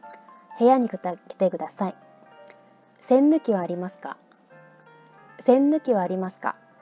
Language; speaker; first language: Japanese; non-native, fluent; Korean